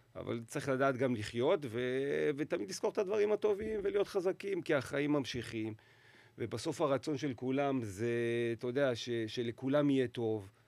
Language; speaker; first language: Hebrew; native; Hebrew